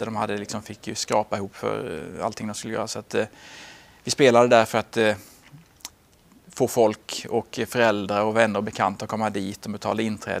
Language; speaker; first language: Swedish; native; Swedish